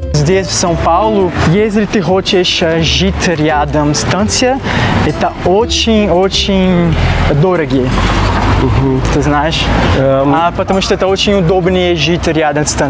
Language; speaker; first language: Russian; non-native, learner; Portuguese